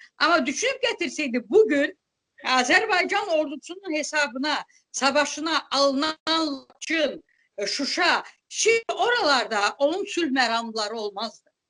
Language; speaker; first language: Turkish; non-native, fluent; Azerbaijani